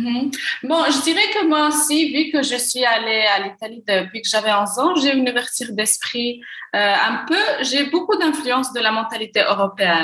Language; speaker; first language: French; non-native, local second language; Arabic